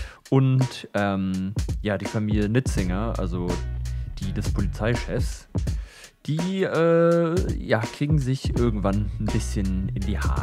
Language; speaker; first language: German; native; German